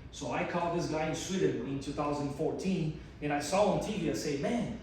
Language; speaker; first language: English; non-native, fluent; Portuguese